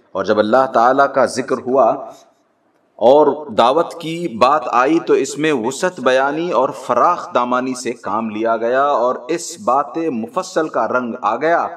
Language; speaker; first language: Urdu; native; Urdu